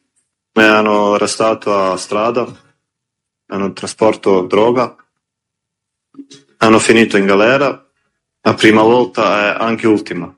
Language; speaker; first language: Italian; non-native, learner; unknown